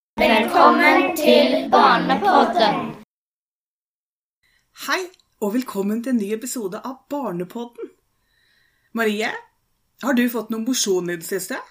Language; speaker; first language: Norwegian; native; Norwegian